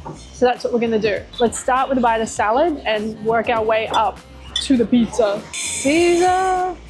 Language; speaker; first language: English; native; English